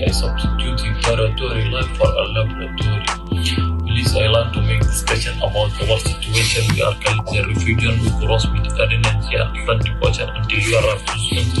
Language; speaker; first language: English; non-native, learner; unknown